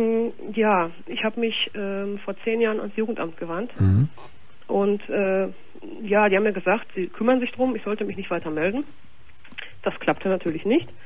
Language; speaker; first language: German; native; German